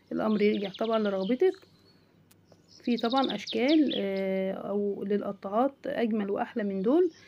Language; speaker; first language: Arabic; native; Arabic